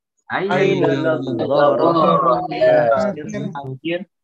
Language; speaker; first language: Arabic; non-native, learner; Indonesian